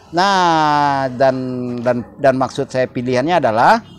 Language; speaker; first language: Indonesian; non-native, local second language; Minangkabau